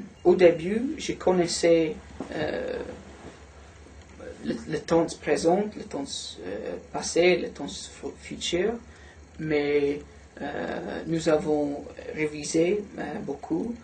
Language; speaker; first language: French; non-native, learner; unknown